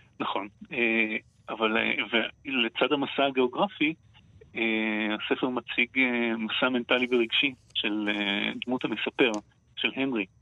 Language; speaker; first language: Hebrew; native; Hebrew